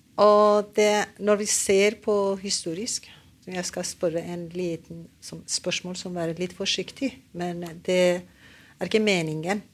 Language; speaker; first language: Norwegian; non-native, learner; Persian